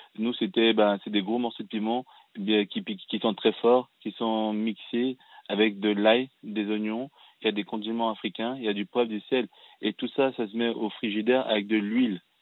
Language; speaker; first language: French; early bilingual, other home language; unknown